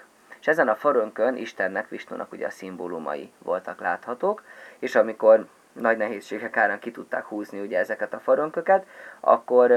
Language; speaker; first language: Hungarian; native; Hungarian